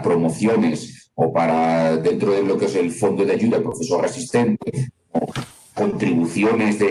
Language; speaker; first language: Spanish; native; Spanish